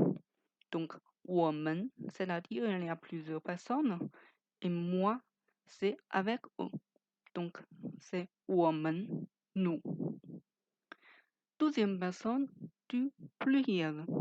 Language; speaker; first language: French; non-native, fluent; Chinese